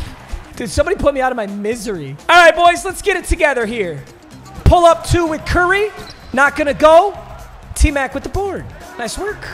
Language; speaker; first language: English; native; English